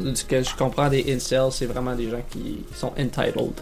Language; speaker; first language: French; native; French